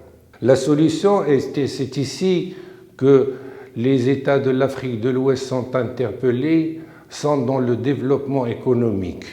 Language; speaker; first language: French; non-native, local second language; Arabic